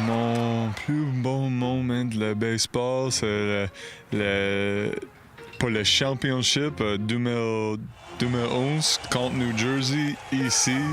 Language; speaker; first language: French; non-native, learner; English